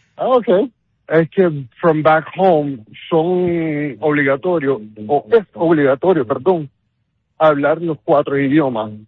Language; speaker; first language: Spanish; non-native, fluent; Papiamento